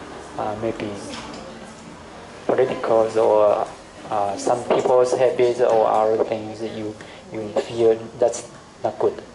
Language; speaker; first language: English; non-native, learner; Chinese